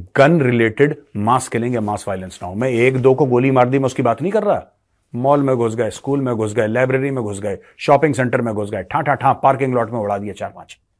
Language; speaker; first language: Hindi; native; Hindi